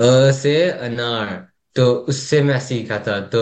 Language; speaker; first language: Hindi; early bilingual, heritage; English